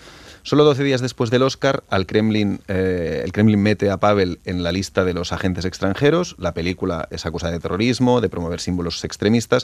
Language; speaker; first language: Spanish; native; Spanish